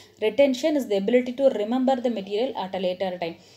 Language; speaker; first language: English; non-native, local second language; Tamil